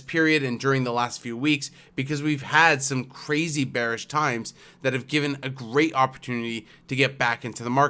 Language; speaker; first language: English; native; English